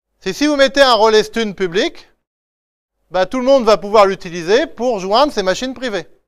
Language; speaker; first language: French; native; French